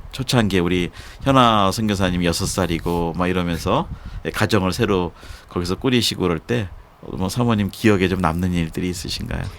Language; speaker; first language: Korean; native; Korean